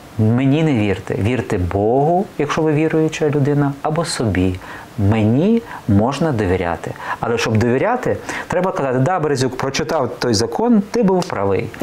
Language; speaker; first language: Ukrainian; native; Ukrainian